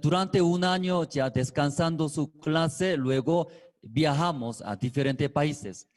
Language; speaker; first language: Spanish; non-native, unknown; Korean